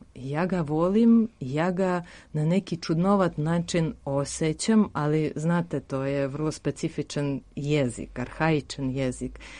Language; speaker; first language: Serbian; non-native, fluent; Russian